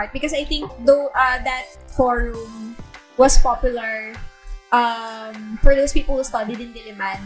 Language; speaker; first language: English; non-native, local second language; Filipino